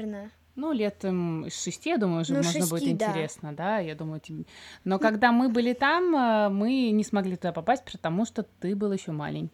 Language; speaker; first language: Russian; native; Russian